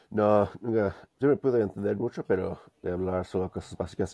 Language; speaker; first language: Spanish; non-native, fluent; English